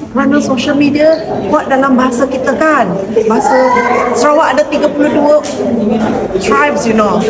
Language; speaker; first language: Malay; non-native, local second language; Chinese